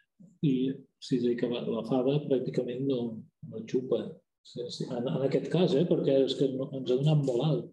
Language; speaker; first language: Catalan; native; Catalan